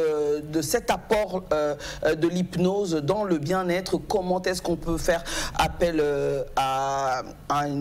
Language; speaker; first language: French; native; French